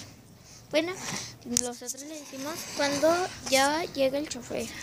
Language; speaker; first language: Spanish; native; Spanish